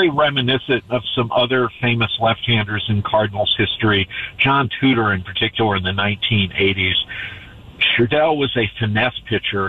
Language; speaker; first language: English; native; English